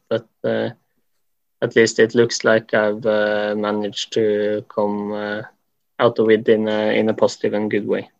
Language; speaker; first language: English; non-native, fluent; Norwegian